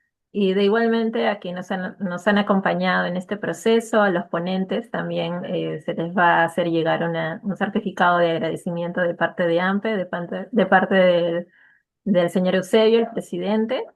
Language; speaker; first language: Spanish; native; Spanish